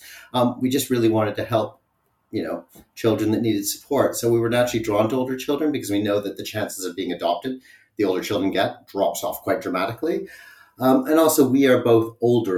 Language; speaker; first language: English; native; English